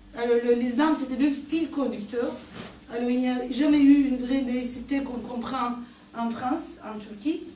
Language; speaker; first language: French; non-native, fluent; Turkish